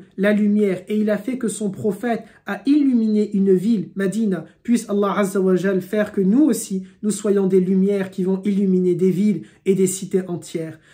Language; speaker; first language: French; native; French